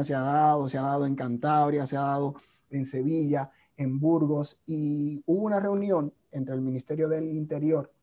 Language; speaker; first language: Spanish; native; Spanish